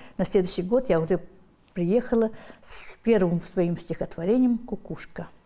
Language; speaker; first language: Russian; non-native, local second language; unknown